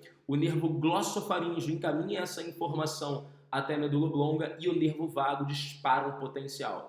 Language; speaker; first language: Portuguese; native; Portuguese